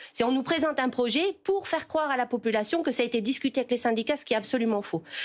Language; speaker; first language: French; native; French